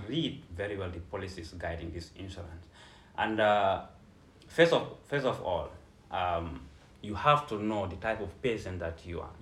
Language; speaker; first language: English; non-native, local second language; Fula